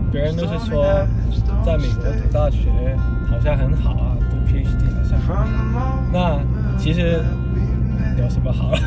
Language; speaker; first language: Chinese; non-native, fluent; Cantonese